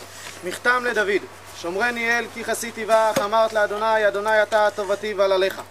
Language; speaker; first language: Hebrew; native; Hebrew